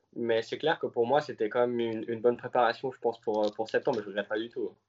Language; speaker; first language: French; native; French